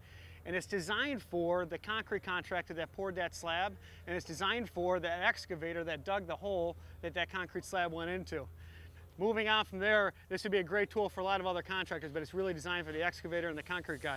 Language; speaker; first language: English; native; English